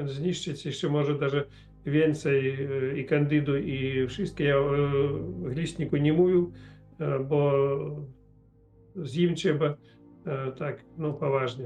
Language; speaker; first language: Polish; non-native, learner; Russian